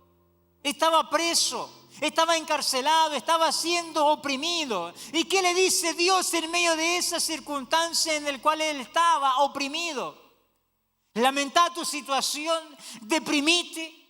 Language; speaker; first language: Spanish; native; Spanish